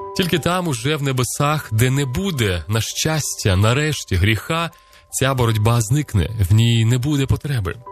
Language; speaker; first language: Ukrainian; native; Ukrainian